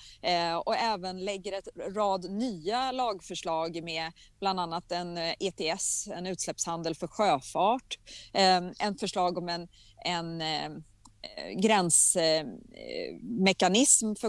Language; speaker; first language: Swedish; native; Swedish